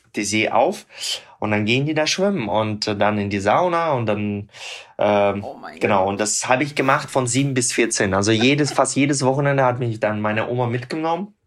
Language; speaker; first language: German; non-native, fluent; Russian